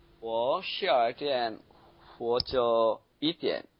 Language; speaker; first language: Chinese; non-native, learner; Korean